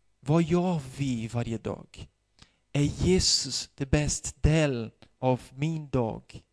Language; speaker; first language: Swedish; non-native, fluent; Portuguese